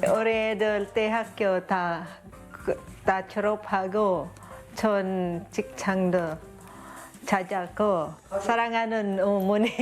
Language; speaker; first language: Korean; non-native, fluent; Filipino